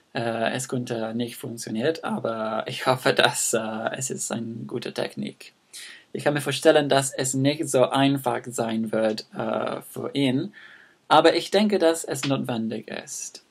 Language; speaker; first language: German; non-native, learner; English